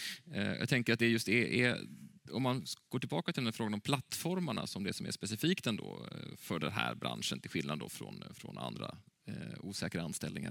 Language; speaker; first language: Swedish; native; Swedish